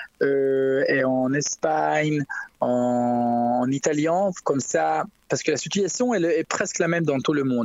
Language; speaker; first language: French; non-native, learner; Hebrew